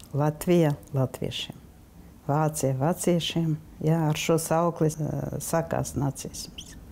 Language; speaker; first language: Latvian; non-native, local second language; Russian